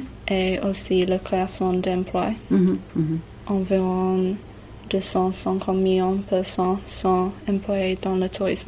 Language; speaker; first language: French; non-native, learner; English